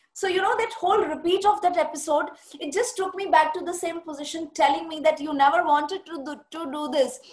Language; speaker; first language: English; non-native, local second language; Punjabi